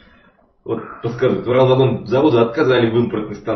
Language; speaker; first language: Russian; native; Russian